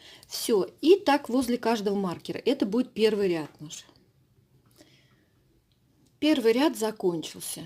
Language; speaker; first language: Russian; native; Russian